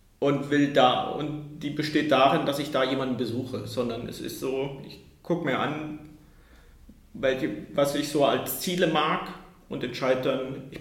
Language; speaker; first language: German; native; German